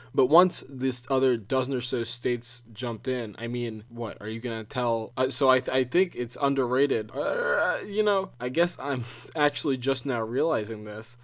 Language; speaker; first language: English; native; English